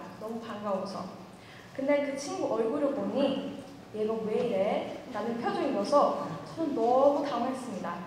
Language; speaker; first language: Korean; non-native, fluent; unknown